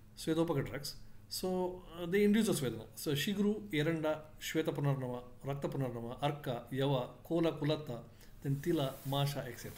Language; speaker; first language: English; non-native, local second language; Kannada